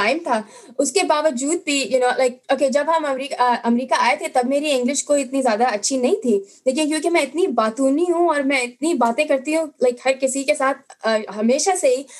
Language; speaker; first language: Urdu; native; Urdu